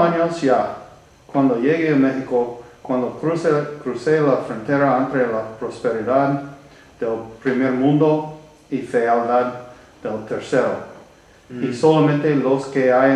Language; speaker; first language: Spanish; non-native, learner; English